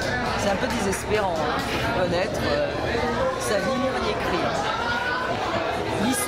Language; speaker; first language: French; native; French